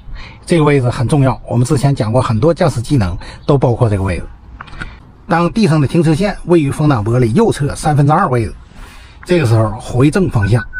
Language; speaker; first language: Chinese; native; Chinese